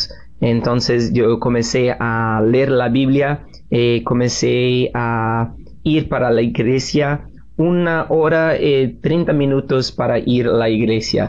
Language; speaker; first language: Spanish; non-native, learner; Portuguese